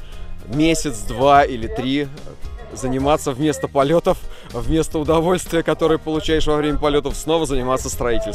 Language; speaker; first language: Russian; native; Russian